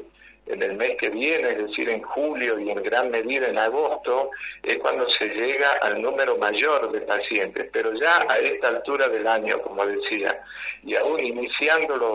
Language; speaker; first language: Spanish; native; Spanish